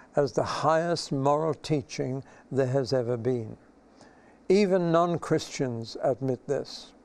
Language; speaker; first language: English; native; English